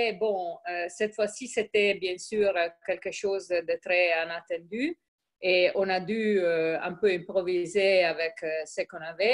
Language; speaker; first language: French; non-native, fluent; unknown